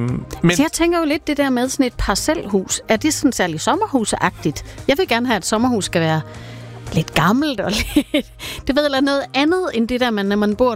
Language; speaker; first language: Danish; native; Danish